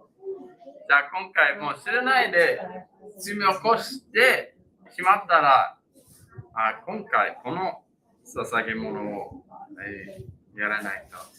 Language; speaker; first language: Japanese; non-native, fluent; English